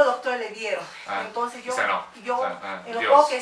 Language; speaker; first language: Spanish; native; Spanish